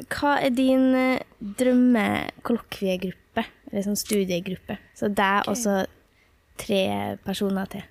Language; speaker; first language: Norwegian; native; Norwegian